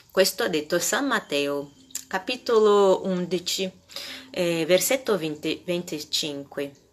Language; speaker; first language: Italian; non-native, fluent; Portuguese